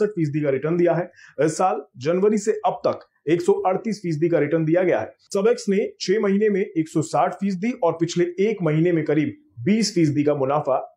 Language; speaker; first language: Hindi; native; Hindi